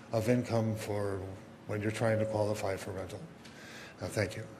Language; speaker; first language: English; native; English